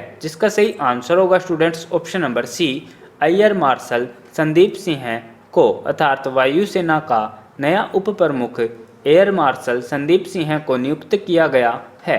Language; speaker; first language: Hindi; native; Hindi